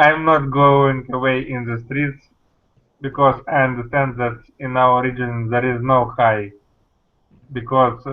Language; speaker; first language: English; non-native, learner; Russian